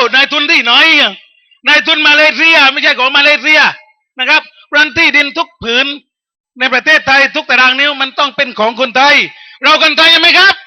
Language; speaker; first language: Thai; non-native, local second language; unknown